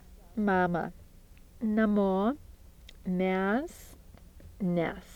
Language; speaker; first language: Lithuanian; early bilingual, heritage; Lithuanian